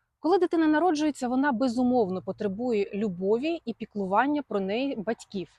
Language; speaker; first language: Ukrainian; non-native, local second language; Russian